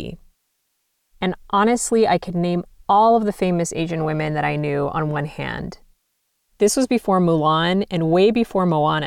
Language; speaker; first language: English; native; English